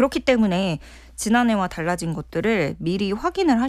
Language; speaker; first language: Korean; native; Korean